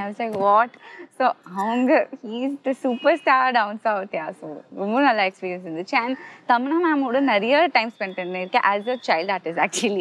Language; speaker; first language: Tamil; non-native, fluent; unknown